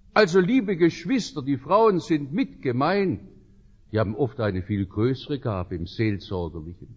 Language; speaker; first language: German; native; German